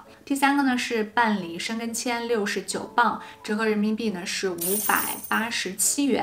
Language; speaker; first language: Chinese; native; Chinese